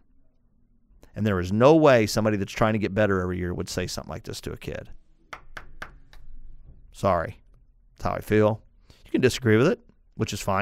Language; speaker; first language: English; native; English